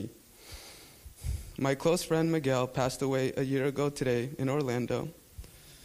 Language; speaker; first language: English; early bilingual, other home language; Spanish